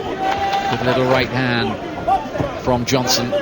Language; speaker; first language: English; native; English